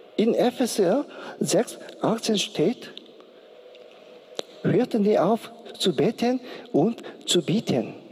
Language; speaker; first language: German; non-native, learner; Korean